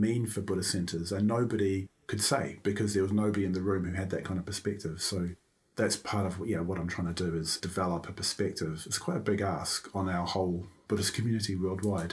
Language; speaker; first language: English; native; English